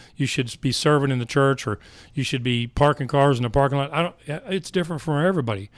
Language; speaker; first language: English; native; English